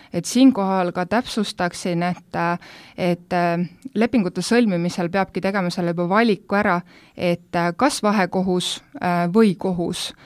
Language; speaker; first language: Estonian; native; Estonian